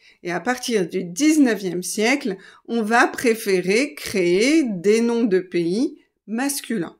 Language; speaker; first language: French; native; French